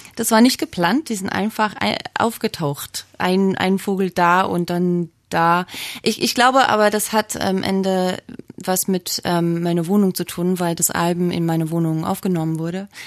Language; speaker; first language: German; non-native, fluent; English